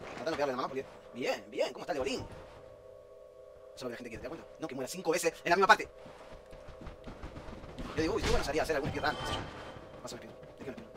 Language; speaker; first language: Spanish; native; Spanish